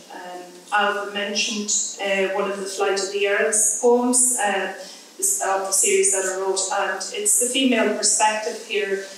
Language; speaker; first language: English; native; English